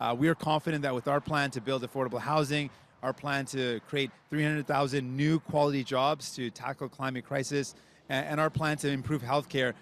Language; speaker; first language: English; early bilingual, other home language; Punjabi